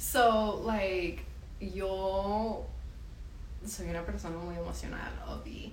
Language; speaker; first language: Spanish; early bilingual, heritage; Spanish